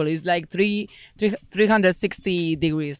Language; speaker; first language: English; non-native, fluent; Spanish